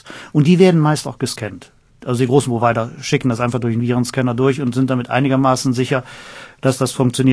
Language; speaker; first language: German; native; German